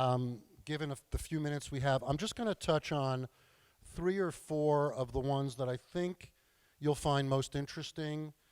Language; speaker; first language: English; native; English